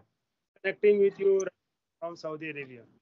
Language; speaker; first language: English; non-native, learner; Hindi